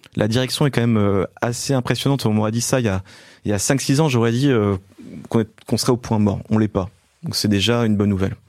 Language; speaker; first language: French; native; French